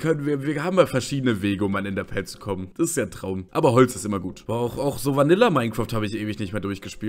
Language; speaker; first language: German; native; German